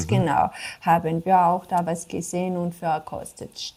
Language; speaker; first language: German; non-native, fluent; Georgian